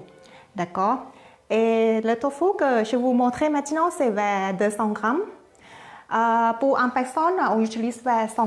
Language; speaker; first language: French; non-native, learner; Thai